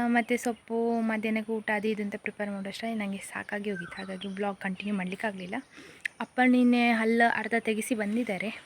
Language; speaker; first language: Kannada; non-native, local second language; Konkani